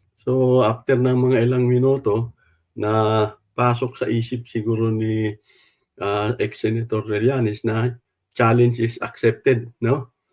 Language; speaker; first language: Filipino; non-native, local second language; Cebuano